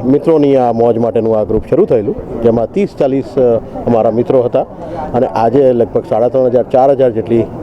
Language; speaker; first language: Gujarati; native; Gujarati